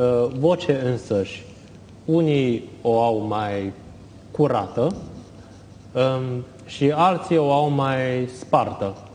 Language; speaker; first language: Romanian; non-native, fluent; Chinese